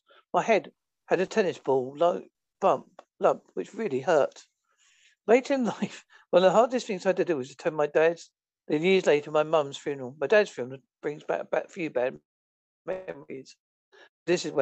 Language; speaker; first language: English; native; English